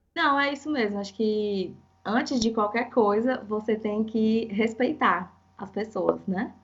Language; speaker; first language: Portuguese; native; Portuguese